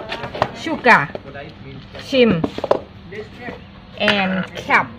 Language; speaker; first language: English; non-native, learner; Thai